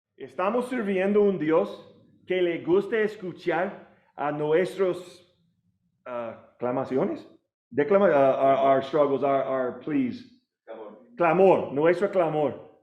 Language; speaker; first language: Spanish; non-native, learner; English